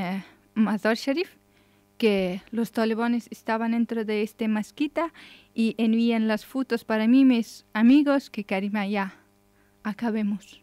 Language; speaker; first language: Spanish; non-native, learner; Persian